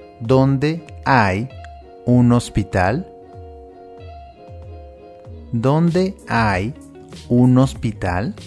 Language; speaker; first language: Spanish; non-native, fluent; English